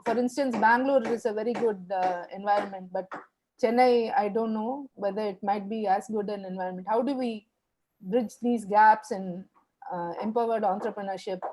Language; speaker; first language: English; non-native, local second language; Tamil